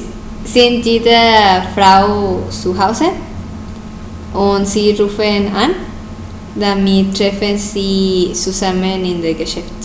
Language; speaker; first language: German; non-native, learner; Spanish